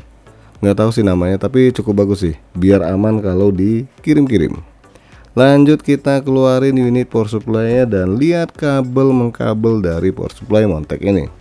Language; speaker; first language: Indonesian; native; Indonesian